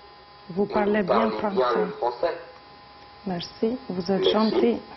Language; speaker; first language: French; non-native, learner; Albanian